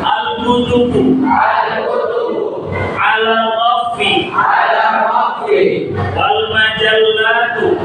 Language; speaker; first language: Arabic; non-native, fluent; Indonesian